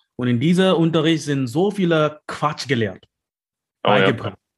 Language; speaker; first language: German; non-native, learner; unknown